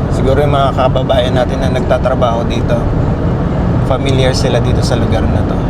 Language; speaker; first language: Filipino; native; Filipino